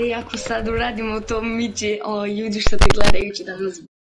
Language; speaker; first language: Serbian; early bilingual, heritage; Serbian